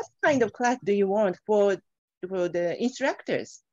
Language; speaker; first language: English; non-native, fluent; Japanese